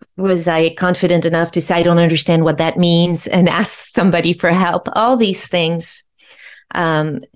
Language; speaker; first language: English; non-native, fluent; French